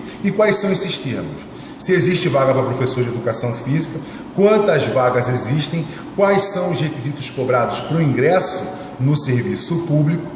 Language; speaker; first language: Portuguese; native; Portuguese